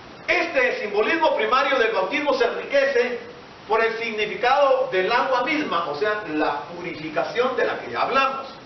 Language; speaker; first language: Spanish; native; Spanish